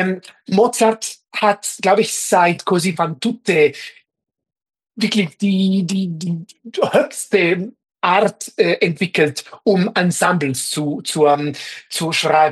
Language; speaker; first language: German; non-native, fluent; Spanish